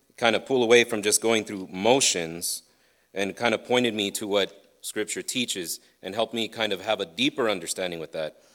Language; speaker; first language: English; early bilingual, other home language; Spanish